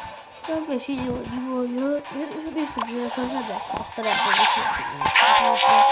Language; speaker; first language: Italian; native; Italian